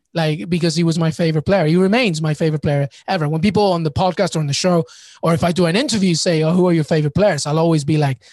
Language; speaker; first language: English; early bilingual, other home language; Spanish